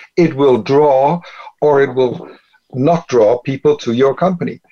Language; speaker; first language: English; non-native, fluent; Dutch